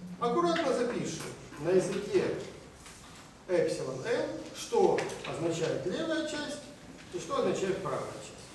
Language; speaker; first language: Russian; native; Russian